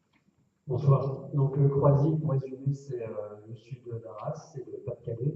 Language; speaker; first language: French; native; French